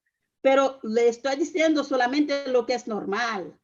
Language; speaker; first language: Spanish; non-native, fluent; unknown